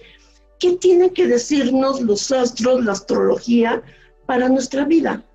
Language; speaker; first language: Spanish; native; Spanish